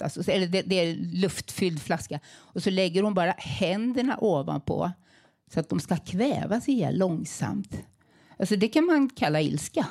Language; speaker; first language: Swedish; native; Swedish